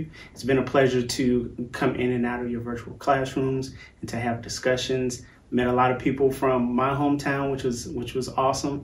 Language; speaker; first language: English; native; English